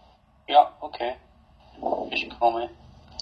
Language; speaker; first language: German; non-native, learner; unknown